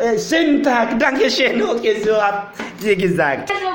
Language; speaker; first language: German; non-native, learner; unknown